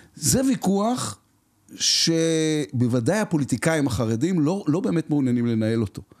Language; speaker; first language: Hebrew; native; Hebrew